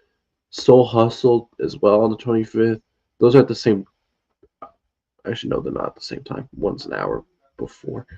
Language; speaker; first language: English; native; English